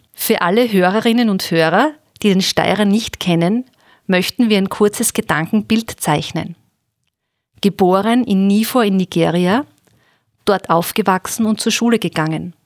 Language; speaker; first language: German; native; German